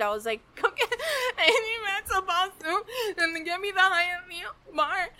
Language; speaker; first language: English; early bilingual, other home language; Spanish